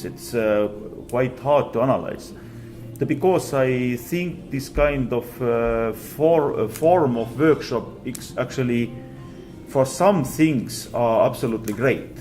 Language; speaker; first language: English; non-native, fluent; Estonian